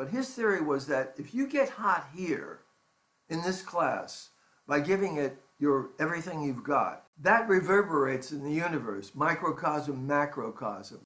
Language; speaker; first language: English; native; English